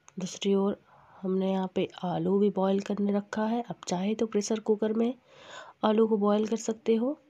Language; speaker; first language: Hindi; non-native, local second language; Bangla